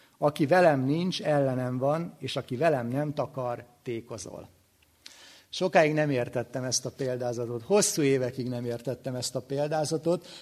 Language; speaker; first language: Hungarian; native; Hungarian